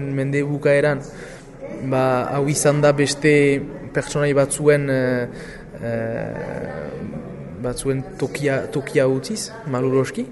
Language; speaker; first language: Basque; native; Basque